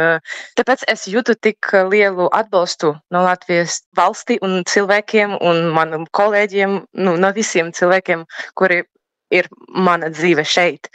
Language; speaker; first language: Latvian; non-native, learner; Ukrainian